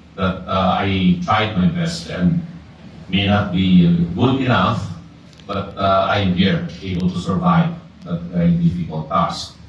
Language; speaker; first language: English; non-native, local second language; Filipino